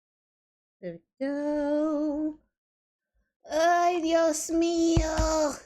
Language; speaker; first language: Spanish; early bilingual, heritage; Spanish